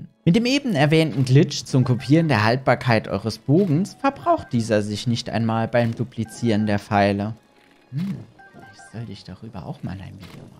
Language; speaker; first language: German; native; German